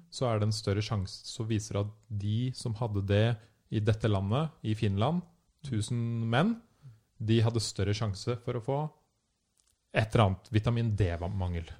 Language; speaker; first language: Norwegian; native; Norwegian